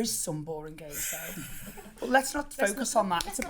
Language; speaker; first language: English; native; English